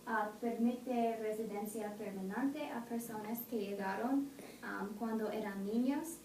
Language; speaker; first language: Spanish; non-native, learner; English